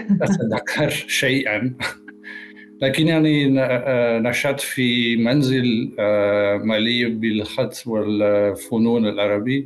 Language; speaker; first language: Arabic; non-native, learner; Dutch